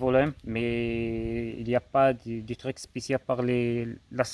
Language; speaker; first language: French; non-native, local second language; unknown